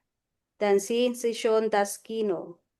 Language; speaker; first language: German; non-native, fluent; Filipino